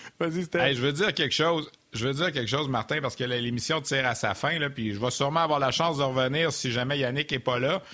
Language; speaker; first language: French; native; French